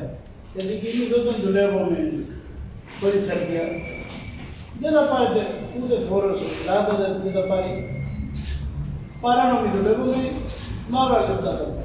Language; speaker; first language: Greek; non-native, learner; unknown